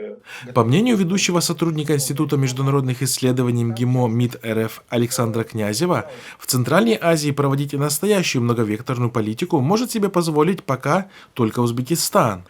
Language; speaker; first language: Russian; native; Russian